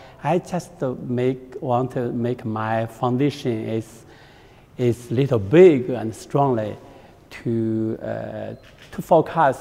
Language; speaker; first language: English; non-native, learner; Chinese